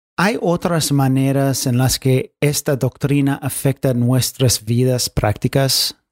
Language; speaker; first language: Spanish; non-native, fluent; English